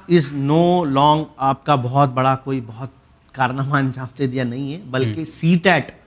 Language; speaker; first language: Hindi; native; Hindi